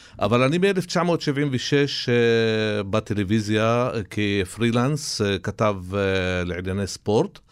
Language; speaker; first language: Hebrew; non-native, local second language; Arabic